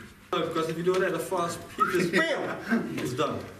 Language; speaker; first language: English; non-native, fluent; Dutch